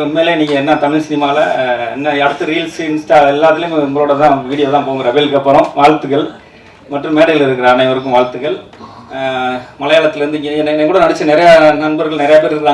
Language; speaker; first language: Tamil; native; Tamil